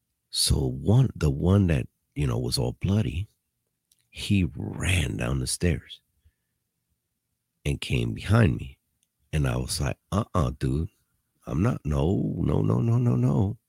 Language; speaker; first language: English; early bilingual, other home language; Spanish